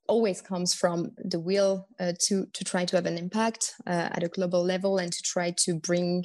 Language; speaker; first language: English; non-native, fluent; French